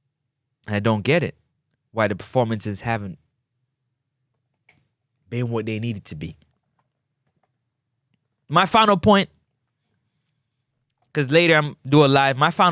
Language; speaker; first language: English; native; English